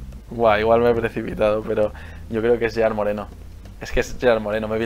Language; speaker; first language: Spanish; native; Spanish